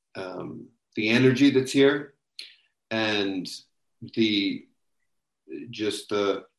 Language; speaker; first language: English; native; English